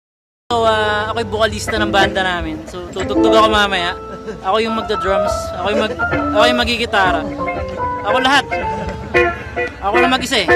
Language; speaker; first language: Filipino; native; Filipino